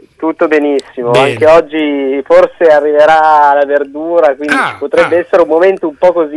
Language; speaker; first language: Italian; native; Italian